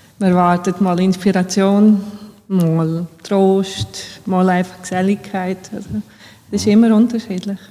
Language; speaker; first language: German; early bilingual, other home language; Bosnian